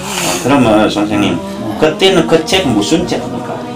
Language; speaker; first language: Korean; non-native, learner; Indonesian